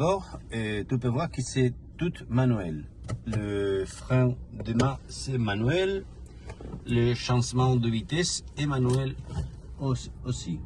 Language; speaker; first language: French; non-native, learner; Spanish